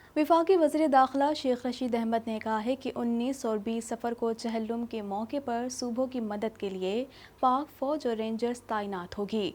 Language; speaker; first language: Urdu; native; Urdu